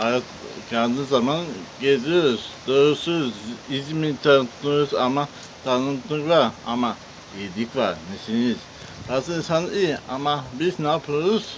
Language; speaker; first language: Turkish; non-native, learner; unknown